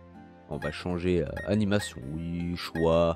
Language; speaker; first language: French; native; French